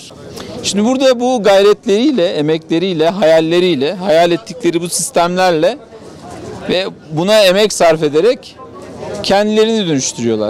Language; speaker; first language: Turkish; native; Turkish